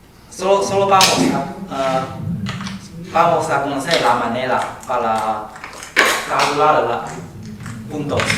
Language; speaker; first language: Spanish; non-native, fluent; Chinese